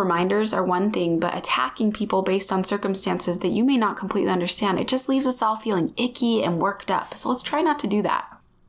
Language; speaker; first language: English; native; English